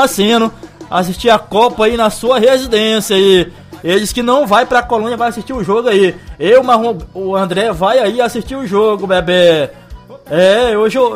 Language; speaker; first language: Portuguese; native; Portuguese